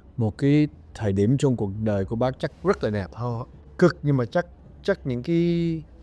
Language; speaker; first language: Vietnamese; early bilingual, heritage; Vietnamese